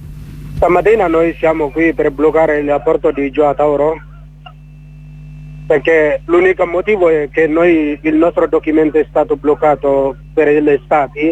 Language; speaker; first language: Italian; non-native, learner; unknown